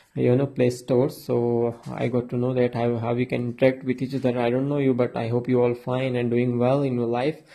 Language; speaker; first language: English; non-native, local second language; Hindi